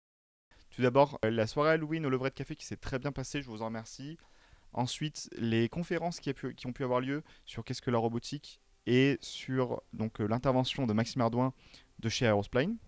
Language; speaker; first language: French; native; French